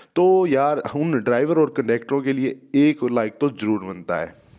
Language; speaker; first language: Hindi; native; Hindi